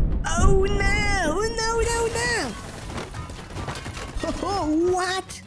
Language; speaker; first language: English; non-native, learner; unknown